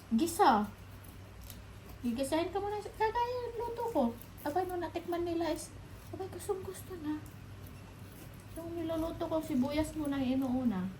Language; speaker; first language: Filipino; native; Filipino